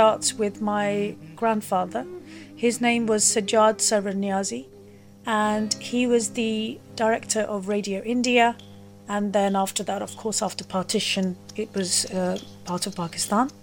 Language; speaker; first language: English; native; English